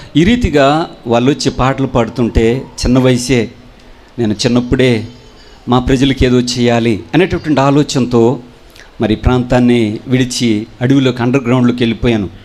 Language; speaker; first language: Telugu; non-native, local second language; Koya